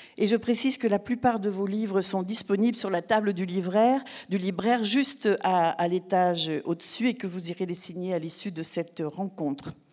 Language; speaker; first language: French; native; French